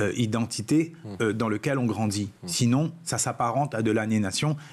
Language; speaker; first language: French; non-native, local second language; Réunion Creole French